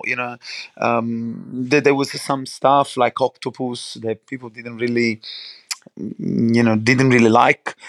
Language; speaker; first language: English; non-native, fluent; Italian